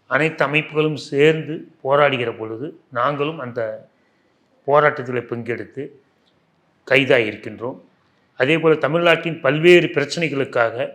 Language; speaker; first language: Tamil; non-native, local second language; Telugu